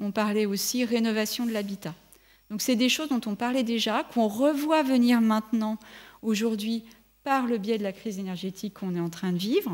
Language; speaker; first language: French; native; French